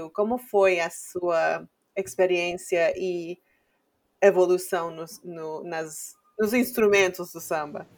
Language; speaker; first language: Portuguese; non-native, fluent; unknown